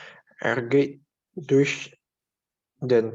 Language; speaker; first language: German; non-native, learner; Indonesian